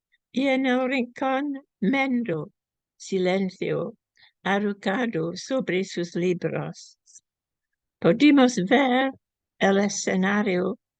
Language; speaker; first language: Spanish; non-native, fluent; English